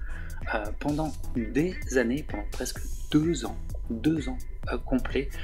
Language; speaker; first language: French; native; French